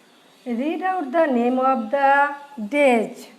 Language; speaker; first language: English; non-native, learner; Bangla